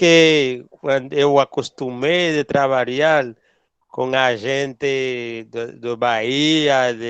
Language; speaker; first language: Portuguese; non-native, learner; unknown